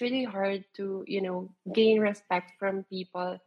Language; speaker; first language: English; non-native, local second language; Filipino